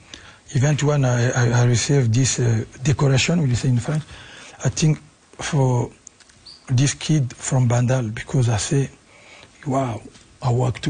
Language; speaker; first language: English; non-native, learner; Lingala